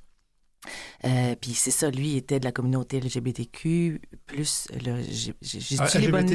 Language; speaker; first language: French; native; French